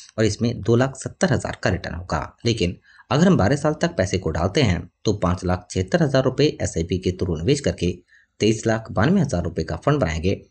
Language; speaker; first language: Hindi; native; Hindi